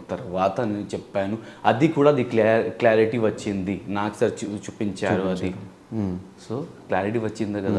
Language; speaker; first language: Telugu; non-native, learner; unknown